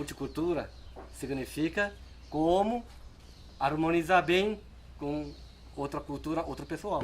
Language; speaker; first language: Portuguese; non-native, learner; Korean